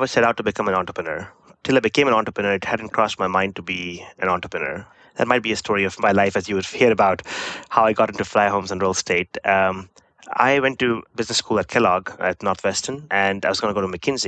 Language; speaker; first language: English; non-native, local second language; Hindi